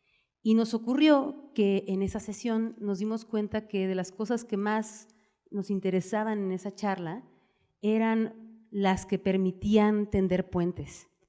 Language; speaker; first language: Spanish; native; Spanish